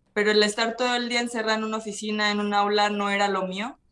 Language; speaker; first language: Spanish; native; Spanish